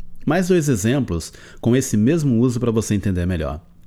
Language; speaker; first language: Portuguese; native; Portuguese